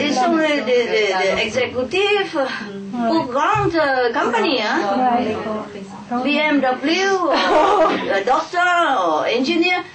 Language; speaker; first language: French; non-native, fluent; Vietnamese